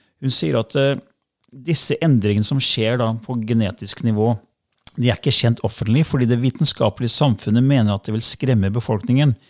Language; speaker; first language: Norwegian; native; Norwegian